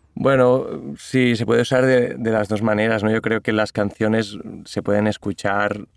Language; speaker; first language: Spanish; non-native, local second language; Catalan